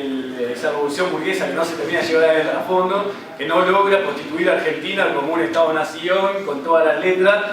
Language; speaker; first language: Spanish; native; Spanish